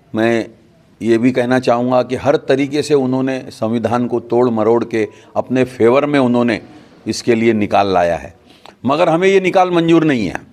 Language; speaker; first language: Hindi; non-native, local second language; Sindhi